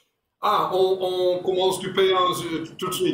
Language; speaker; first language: French; non-native, fluent; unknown